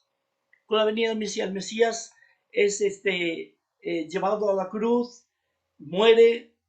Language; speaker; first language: Spanish; native; Spanish